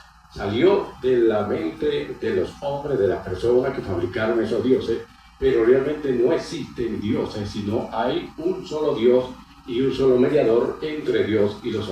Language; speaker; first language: Spanish; native; Spanish